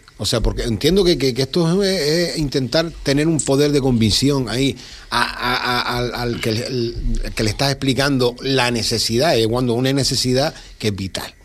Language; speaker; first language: Spanish; native; Spanish